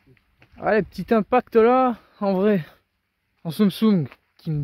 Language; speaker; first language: French; native; French